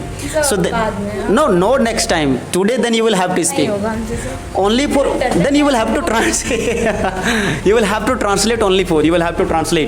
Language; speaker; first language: English; non-native, local second language; Hindi